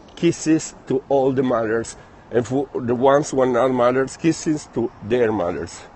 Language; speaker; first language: English; non-native, fluent; Italian